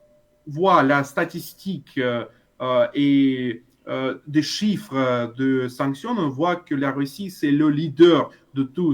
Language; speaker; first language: French; non-native, fluent; Russian